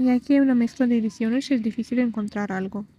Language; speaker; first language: Spanish; non-native, fluent; Russian